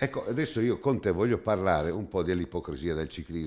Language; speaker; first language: Italian; native; Italian